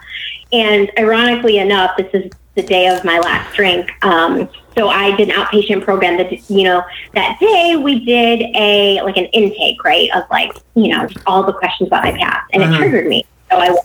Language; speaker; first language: English; native; English